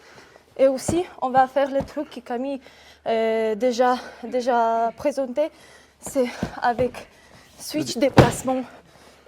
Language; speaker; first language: French; non-native, learner; Ukrainian